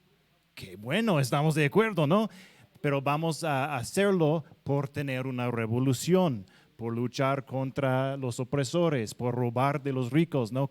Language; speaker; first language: Spanish; non-native, fluent; English